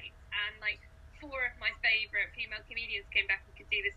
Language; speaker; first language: English; native; English